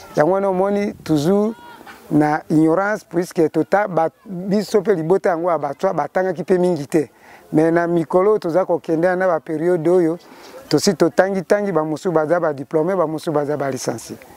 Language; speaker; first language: Lingala; native; Lingala